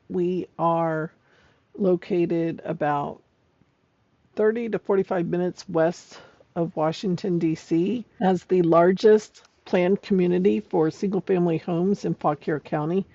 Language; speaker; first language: English; native; English